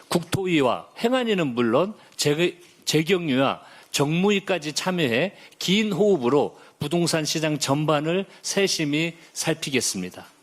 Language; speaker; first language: Korean; native; Korean